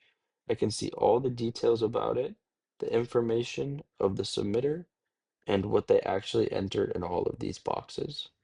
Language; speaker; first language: English; native; English